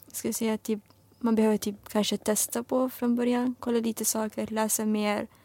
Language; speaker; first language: Swedish; non-native, fluent; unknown